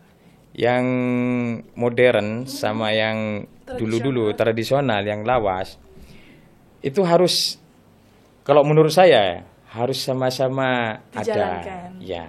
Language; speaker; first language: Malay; non-native, local second language; Madurese